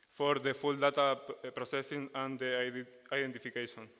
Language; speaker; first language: English; non-native, fluent; Spanish